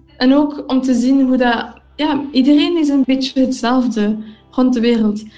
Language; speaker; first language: Dutch; non-native, local second language; English